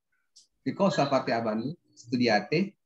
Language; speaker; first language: Italian; non-native, learner; Indonesian